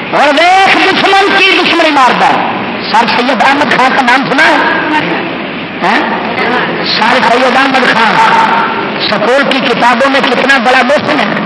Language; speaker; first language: Urdu; non-native, local second language; Saraiki